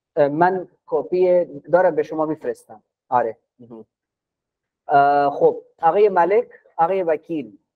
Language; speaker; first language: Persian; non-native, fluent; Urdu